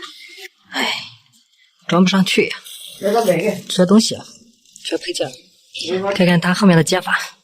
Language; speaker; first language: Chinese; native; Chinese